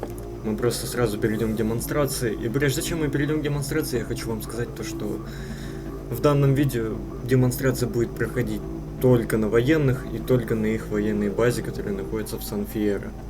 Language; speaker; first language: Russian; native; Russian